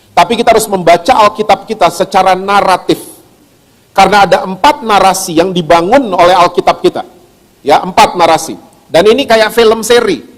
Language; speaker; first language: Indonesian; native; Indonesian